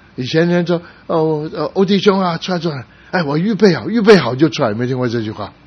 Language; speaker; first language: Chinese; non-native, local second language; Cantonese